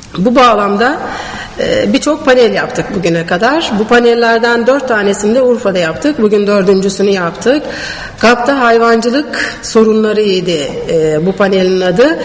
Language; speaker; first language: Turkish; native; Turkish